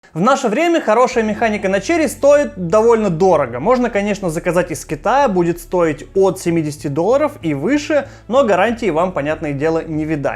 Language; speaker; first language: Russian; native; Russian